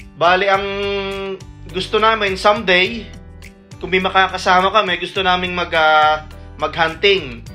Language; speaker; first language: Filipino; native; Filipino